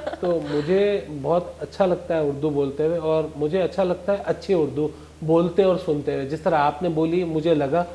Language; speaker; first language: Urdu; non-native, local second language; Gujarati